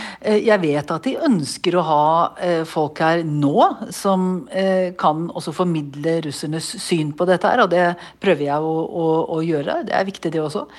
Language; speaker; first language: Norwegian; native; Norwegian